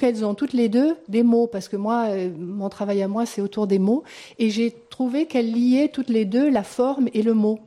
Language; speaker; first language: French; native; French